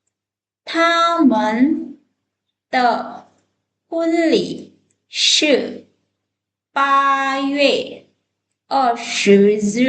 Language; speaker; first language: Chinese; non-native, fluent; Lao